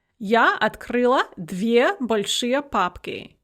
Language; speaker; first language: Russian; non-native, fluent; English